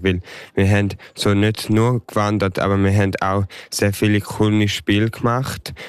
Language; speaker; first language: German; early bilingual, heritage; English